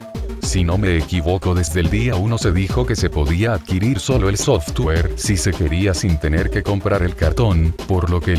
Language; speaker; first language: Spanish; native; Spanish